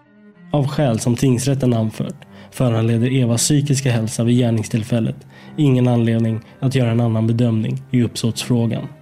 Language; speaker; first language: Swedish; native; Swedish